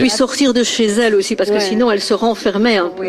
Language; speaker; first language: French; native; French